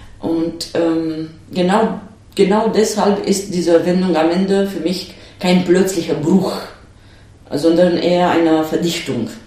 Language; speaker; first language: German; non-native, fluent; Romanian